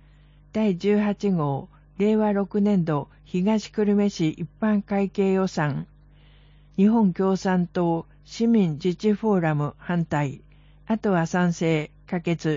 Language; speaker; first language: Japanese; native; Japanese